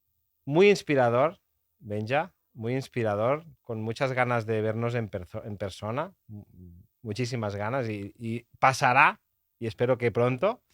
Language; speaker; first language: Spanish; native; Spanish